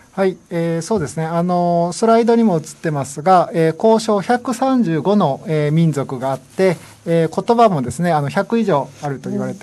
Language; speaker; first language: Japanese; native; Japanese